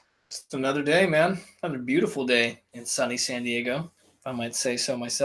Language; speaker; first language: English; native; English